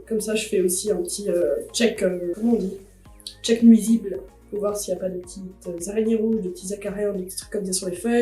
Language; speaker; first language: French; native; French